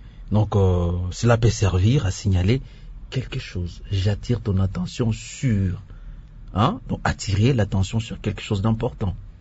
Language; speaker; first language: French; non-native, local second language; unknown